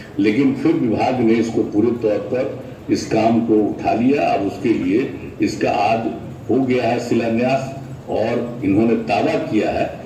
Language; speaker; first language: Hindi; native; Hindi